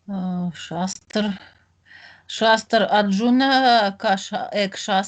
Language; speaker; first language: Hindi; non-native, learner; Russian